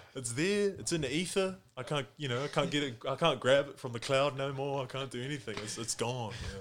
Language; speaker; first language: English; early bilingual, other home language; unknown